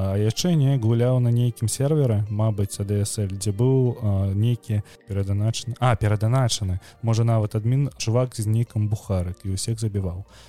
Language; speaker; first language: Belarusian; non-native, local second language; Russian